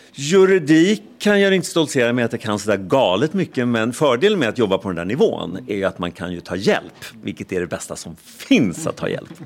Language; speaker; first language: Swedish; native; Swedish